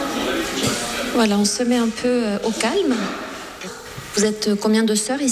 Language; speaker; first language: French; native; French